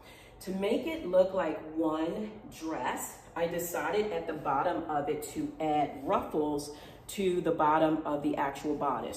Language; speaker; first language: English; native; English